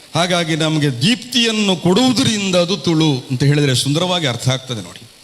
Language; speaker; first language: Kannada; non-native, local second language; Tulu